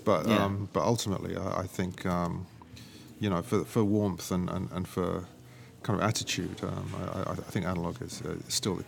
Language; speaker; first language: English; native; English